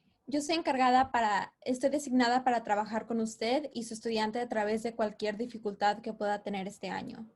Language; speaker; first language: Spanish; native; Spanish